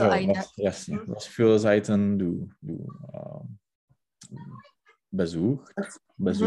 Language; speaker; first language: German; non-native, learner; Czech